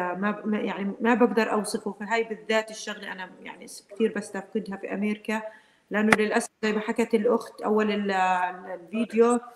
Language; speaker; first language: Arabic; native; Arabic